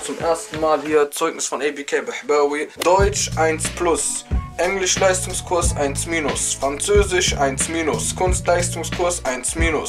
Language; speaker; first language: German; native; German